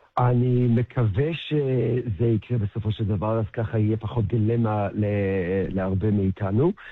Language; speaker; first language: Hebrew; early bilingual, heritage; Hebrew